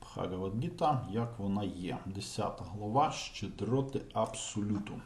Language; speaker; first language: Ukrainian; native; Ukrainian